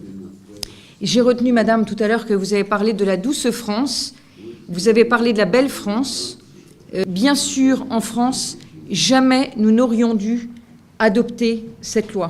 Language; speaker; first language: French; native; French